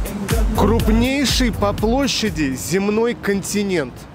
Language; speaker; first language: Russian; native; Russian